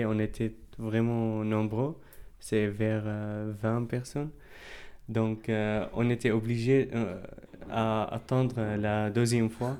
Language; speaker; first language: French; non-native, fluent; Arabic